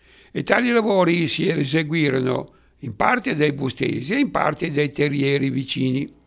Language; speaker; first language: Italian; native; Italian